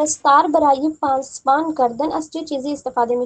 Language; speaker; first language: Persian; non-native, learner; Urdu